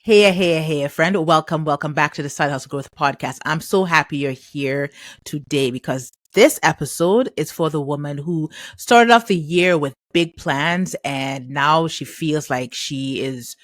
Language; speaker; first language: English; native; English